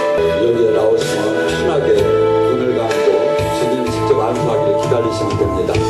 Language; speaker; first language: Korean; native; Korean